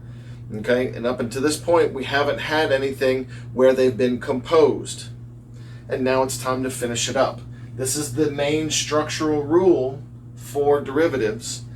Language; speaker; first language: English; native; English